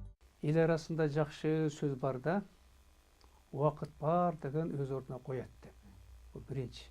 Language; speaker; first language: Kyrgyz; native; Kyrgyz